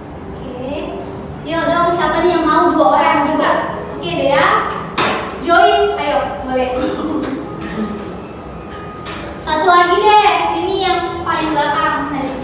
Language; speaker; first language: Indonesian; native; Indonesian